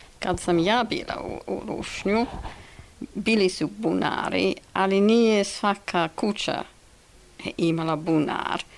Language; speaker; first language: Serbian; non-native, fluent; English